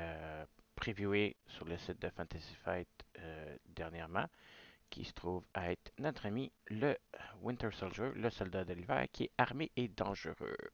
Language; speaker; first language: French; native; French